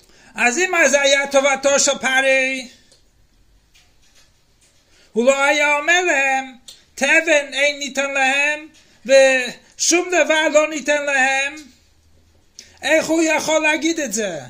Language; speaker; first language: Hebrew; non-native, fluent; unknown